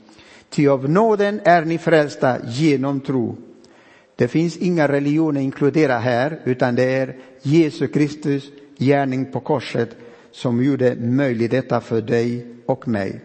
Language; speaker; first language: Swedish; non-native, fluent; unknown